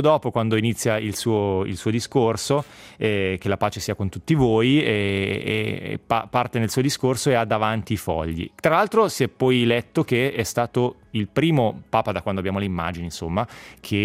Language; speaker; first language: Italian; native; Italian